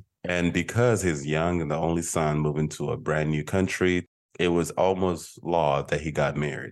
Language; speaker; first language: English; non-native, local second language; Igbo